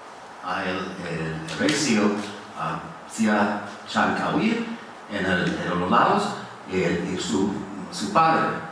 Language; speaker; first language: Spanish; non-native, fluent; English